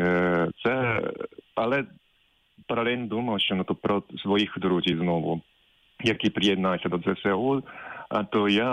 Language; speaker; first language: Ukrainian; non-native, fluent; Japanese